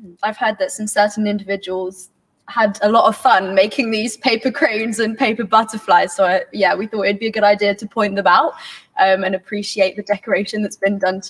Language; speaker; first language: English; native; English